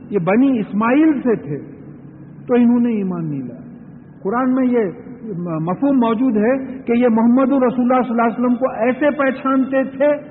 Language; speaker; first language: Urdu; native; Urdu